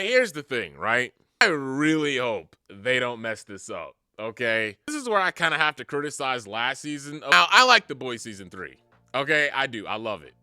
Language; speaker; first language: English; native; English